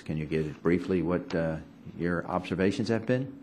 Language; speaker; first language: English; native; English